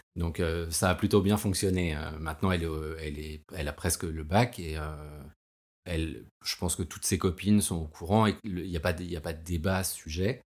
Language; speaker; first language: French; native; French